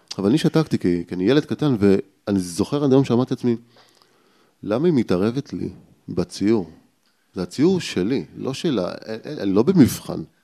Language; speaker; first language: Hebrew; native; Hebrew